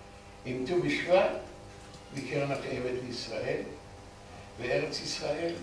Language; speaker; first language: Hebrew; early bilingual, other home language; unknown